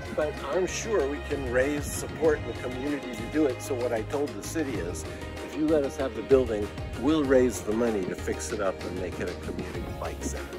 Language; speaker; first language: English; native; English